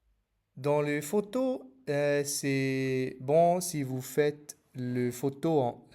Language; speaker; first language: French; non-native, fluent; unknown